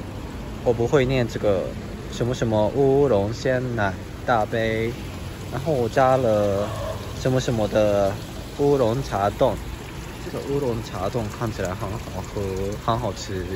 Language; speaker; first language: Chinese; non-native, fluent; Japanese